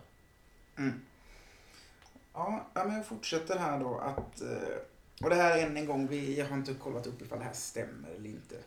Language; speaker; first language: Swedish; native; Swedish